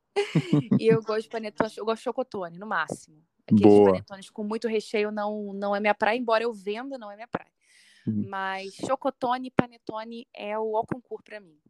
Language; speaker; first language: Portuguese; native; Portuguese